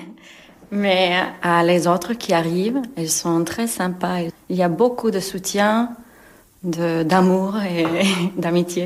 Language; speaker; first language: French; non-native, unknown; English